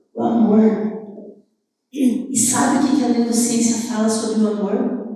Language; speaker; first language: Portuguese; native; Portuguese